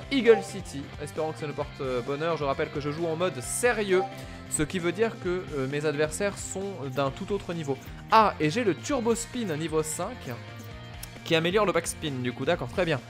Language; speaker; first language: French; native; French